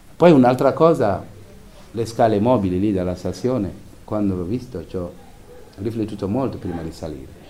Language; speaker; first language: Italian; non-native, fluent; Wolof